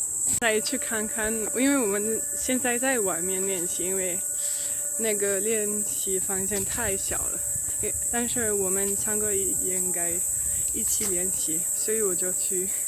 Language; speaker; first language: Chinese; non-native, learner; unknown